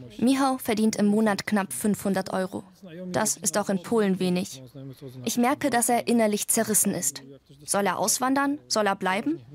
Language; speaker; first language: German; early bilingual, other home language; Polish